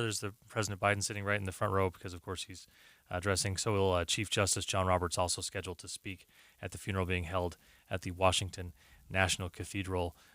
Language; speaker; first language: English; native; English